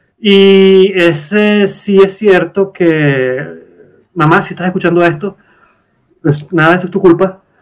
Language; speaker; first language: Spanish; native; Spanish